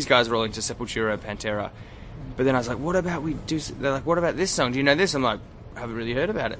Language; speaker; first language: English; native; English